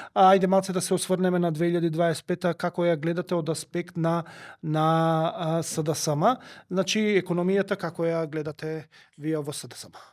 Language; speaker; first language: Macedonian; native; Macedonian